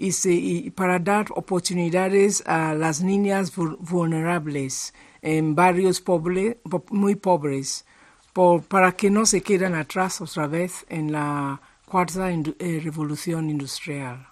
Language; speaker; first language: Spanish; non-native, fluent; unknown